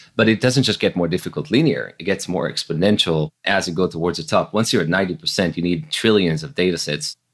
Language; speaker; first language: English; non-native, fluent; Hebrew